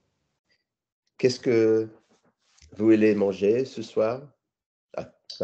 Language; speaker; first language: French; non-native, learner; English